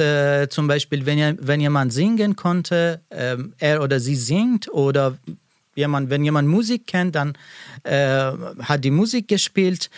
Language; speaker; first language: German; non-native, learner; Persian